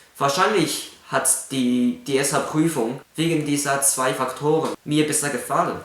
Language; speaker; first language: German; non-native, fluent; Cantonese